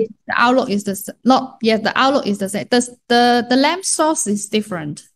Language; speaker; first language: English; non-native, learner; Chinese